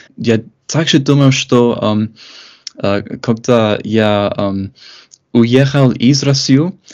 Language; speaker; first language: Russian; non-native, fluent; English